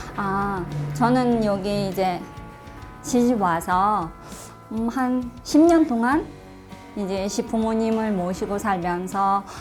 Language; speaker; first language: Korean; non-native, fluent; Russian